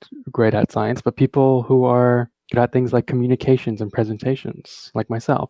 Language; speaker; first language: English; early bilingual, other home language; Tamil